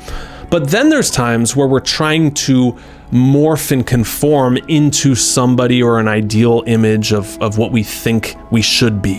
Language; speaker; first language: English; native; English